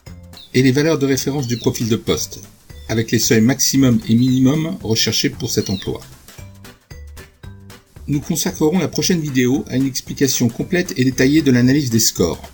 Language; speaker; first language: French; native; French